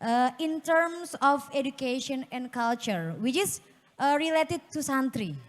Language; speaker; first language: English; non-native, fluent; Indonesian